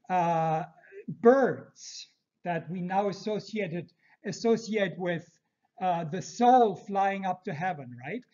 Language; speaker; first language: English; early bilingual, other home language; Turkish